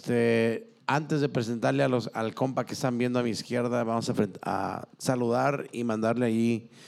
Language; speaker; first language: Spanish; early bilingual, heritage; Spanish